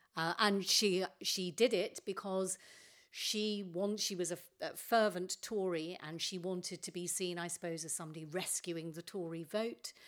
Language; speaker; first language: English; native; English